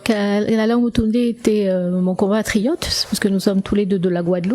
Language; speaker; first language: French; native; French